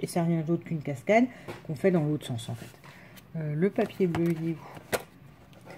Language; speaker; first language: French; native; French